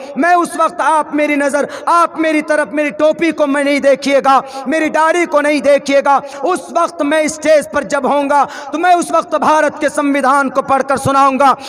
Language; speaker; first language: Urdu; native; Urdu